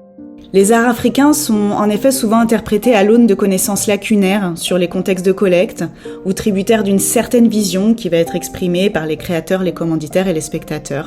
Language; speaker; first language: French; native; French